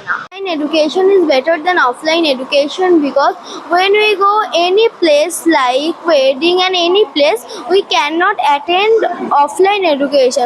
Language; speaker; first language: English; non-native, learner; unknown